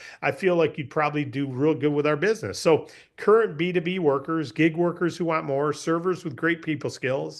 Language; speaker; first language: English; native; English